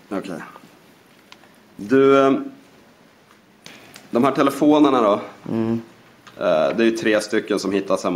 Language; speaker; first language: Swedish; native; Swedish